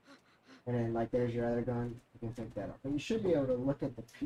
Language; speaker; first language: English; native; English